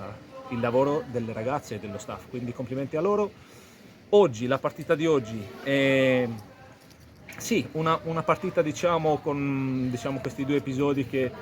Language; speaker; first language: Italian; non-native, fluent; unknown